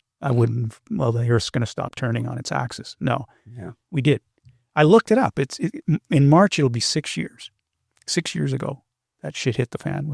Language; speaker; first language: English; native; English